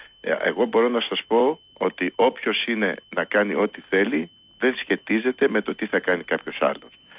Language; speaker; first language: Greek; native; Greek